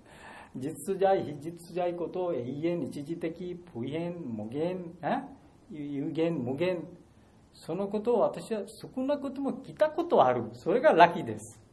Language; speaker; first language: Japanese; non-native, learner; Bangla